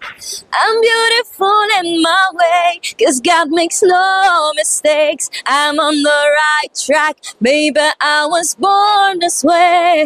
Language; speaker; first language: English; non-native, fluent; Italian